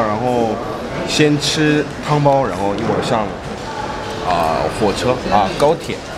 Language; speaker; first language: Chinese; non-native, fluent; Korean